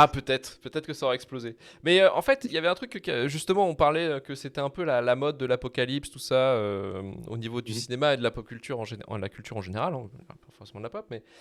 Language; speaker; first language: French; native; French